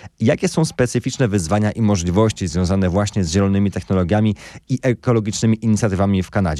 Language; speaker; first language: Polish; native; Polish